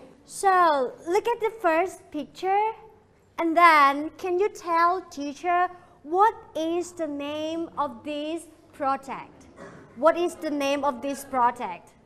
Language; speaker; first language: English; non-native, fluent; Thai